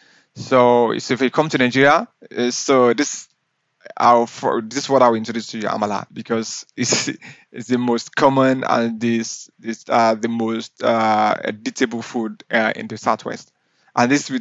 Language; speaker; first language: English; non-native, local second language; Yoruba